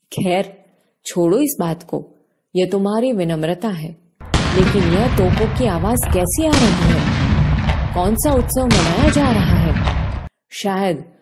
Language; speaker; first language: Hindi; non-native, local second language; Gujarati